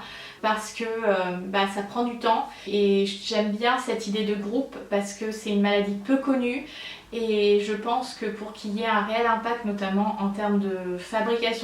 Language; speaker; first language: French; native; French